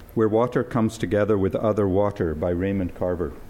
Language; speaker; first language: English; native; English